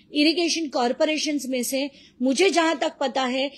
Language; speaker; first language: Hindi; non-native, local second language; Marathi